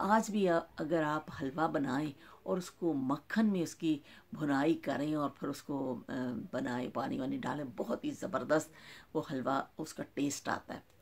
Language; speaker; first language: Urdu; non-native, local second language; Punjabi